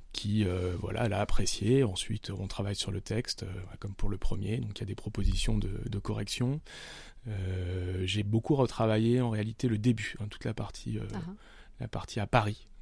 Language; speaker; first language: French; native; French